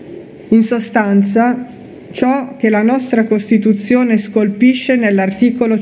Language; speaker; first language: Italian; native; Italian